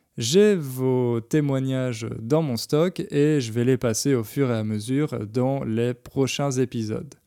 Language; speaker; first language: French; native; French